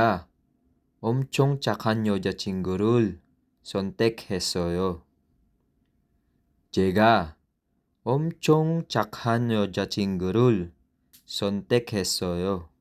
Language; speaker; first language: Korean; non-native, learner; Filipino